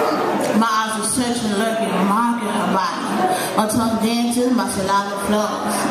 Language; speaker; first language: English; native; English